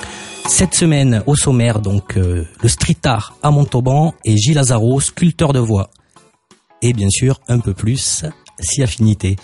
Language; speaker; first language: French; native; French